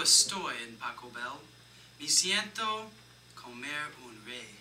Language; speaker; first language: Spanish; non-native, learner; English